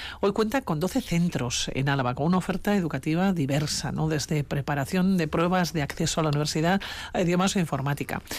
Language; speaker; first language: Spanish; native; Spanish